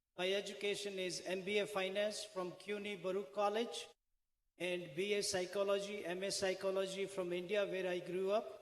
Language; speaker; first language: English; non-native, local second language; Hindi